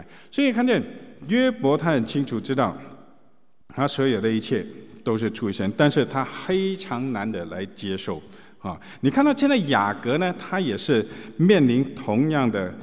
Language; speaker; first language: Chinese; native; Chinese